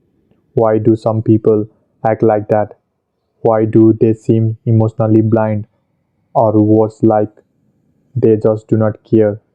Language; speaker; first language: English; non-native, fluent; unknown